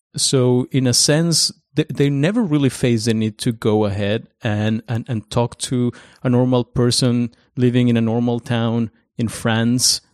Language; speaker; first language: English; non-native, fluent; Spanish